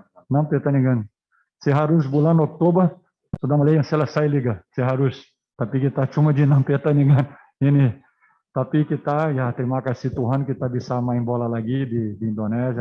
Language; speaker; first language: Indonesian; non-native, fluent; Portuguese